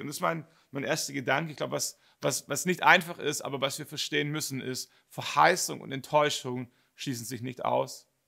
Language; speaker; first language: German; native; German